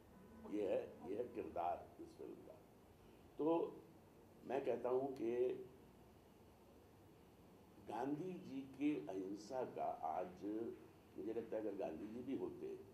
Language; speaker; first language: Hindi; native; Hindi